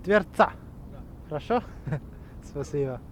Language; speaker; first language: Russian; non-native, learner; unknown